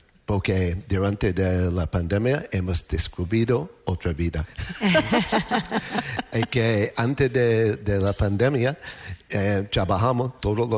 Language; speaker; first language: Spanish; non-native, learner; English